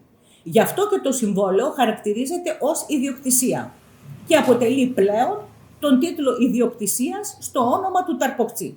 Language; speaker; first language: Greek; native; Greek